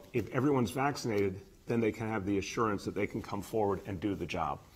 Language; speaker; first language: English; native; English